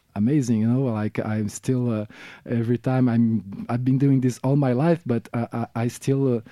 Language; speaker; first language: English; non-native, fluent; Portuguese